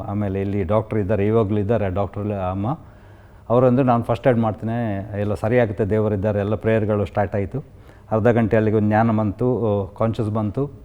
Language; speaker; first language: Kannada; non-native, local second language; Konkani